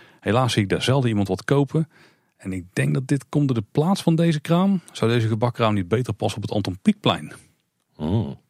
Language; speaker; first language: Dutch; native; Dutch